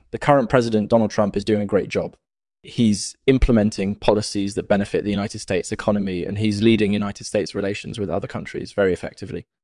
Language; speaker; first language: English; native; English